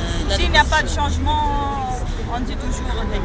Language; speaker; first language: French; non-native, learner; Arabic